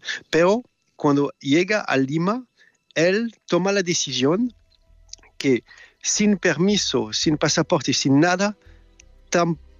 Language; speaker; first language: Spanish; non-native, fluent; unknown